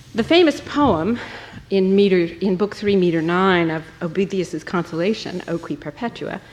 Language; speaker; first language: English; native; English